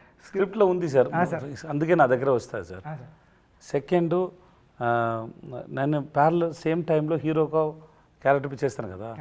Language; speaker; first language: Telugu; non-native, learner; Tamil